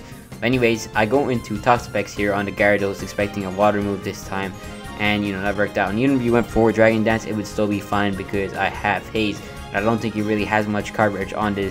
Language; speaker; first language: English; native; English